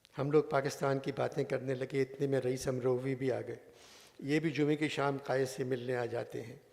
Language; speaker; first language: Urdu; native; Urdu